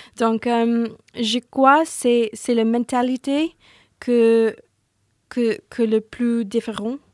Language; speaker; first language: French; non-native, learner; English